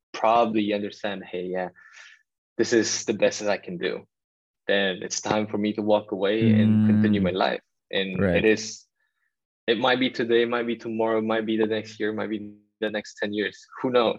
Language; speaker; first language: English; non-native, local second language; Filipino